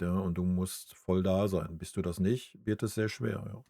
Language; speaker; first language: German; native; German